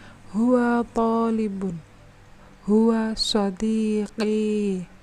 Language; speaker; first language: Arabic; non-native, fluent; Indonesian